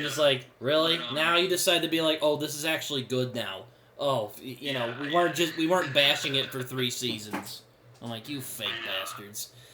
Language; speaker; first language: English; native; English